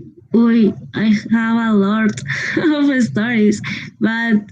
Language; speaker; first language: English; non-native, learner; Spanish